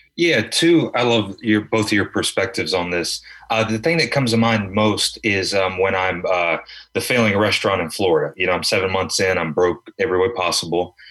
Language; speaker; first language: English; native; English